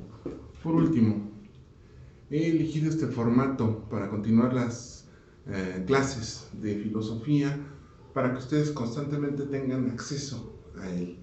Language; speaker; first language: Spanish; native; Spanish